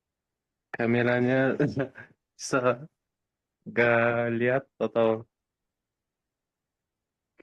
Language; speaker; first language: Indonesian; non-native, learner; Kyrgyz